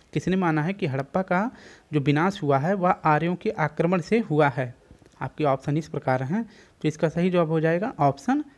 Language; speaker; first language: Hindi; native; Hindi